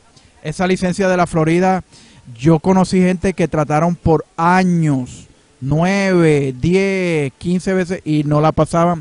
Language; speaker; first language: Spanish; native; Spanish